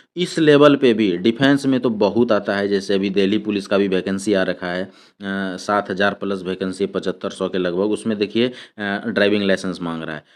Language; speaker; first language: Hindi; native; Hindi